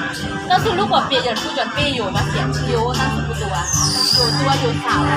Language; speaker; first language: Chinese; non-native, learner; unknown